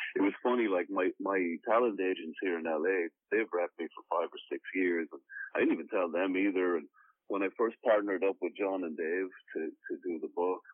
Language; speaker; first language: English; native; English